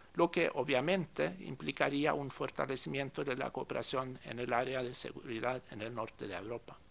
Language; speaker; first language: Spanish; non-native, fluent; Norwegian